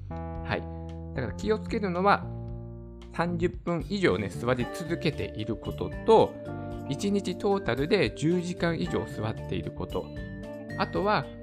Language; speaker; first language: Japanese; native; Japanese